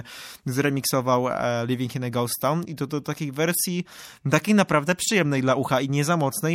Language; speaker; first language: Polish; native; Polish